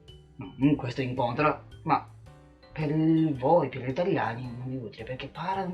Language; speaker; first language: Italian; non-native, learner; Japanese